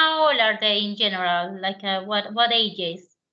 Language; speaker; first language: English; non-native, learner; Spanish